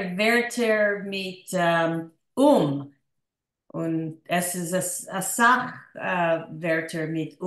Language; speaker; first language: German; non-native, learner; English